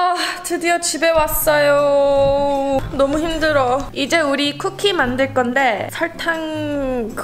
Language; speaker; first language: Korean; early bilingual, heritage; English